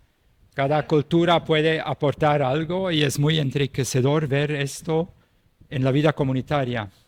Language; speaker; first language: Spanish; non-native, fluent; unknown